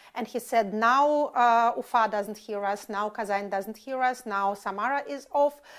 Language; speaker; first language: English; non-native, fluent; Russian